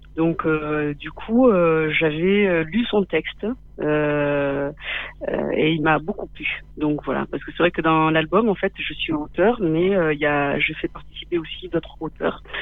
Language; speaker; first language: French; native; French